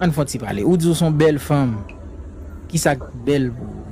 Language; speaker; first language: French; non-native, learner; Haitian Creole